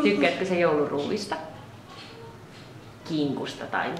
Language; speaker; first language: Finnish; native; Finnish